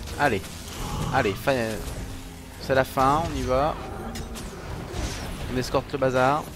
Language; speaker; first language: French; native; French